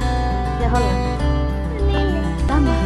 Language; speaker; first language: Swedish; non-native, learner; Filipino